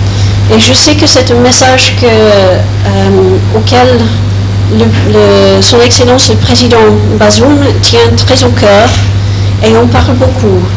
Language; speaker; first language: French; non-native, fluent; English